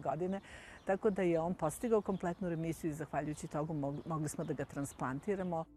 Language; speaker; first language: Serbian; native; Serbian